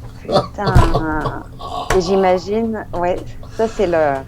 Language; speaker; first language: French; non-native, fluent; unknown